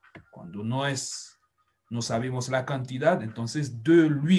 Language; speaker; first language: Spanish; non-native, fluent; French